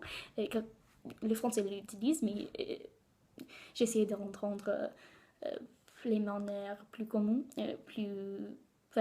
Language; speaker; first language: French; non-native, learner; English